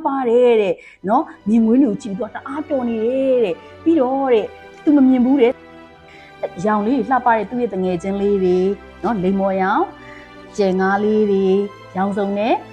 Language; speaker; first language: Burmese; native; Burmese